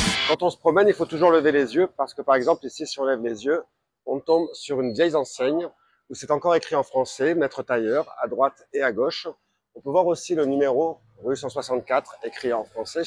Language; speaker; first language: French; native; French